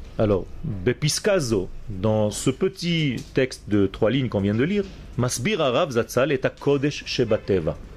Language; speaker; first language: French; non-native, fluent; Hebrew